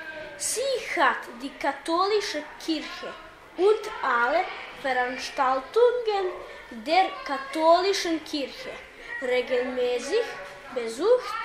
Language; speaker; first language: German; non-native, fluent; Serbian